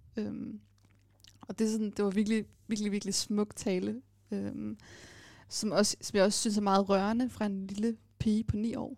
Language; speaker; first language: Danish; early bilingual, other home language; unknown